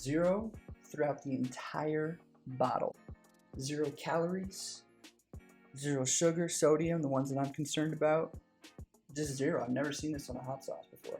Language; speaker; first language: English; native; English